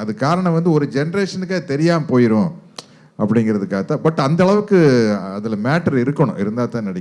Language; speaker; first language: Tamil; native; Tamil